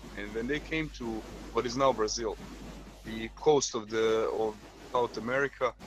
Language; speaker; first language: English; non-native, fluent; Croatian